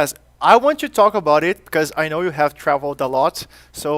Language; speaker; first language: English; non-native, fluent; Portuguese